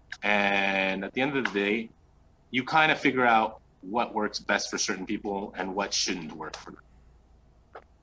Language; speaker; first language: English; native; English